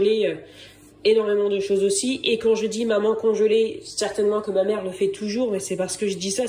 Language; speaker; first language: French; native; French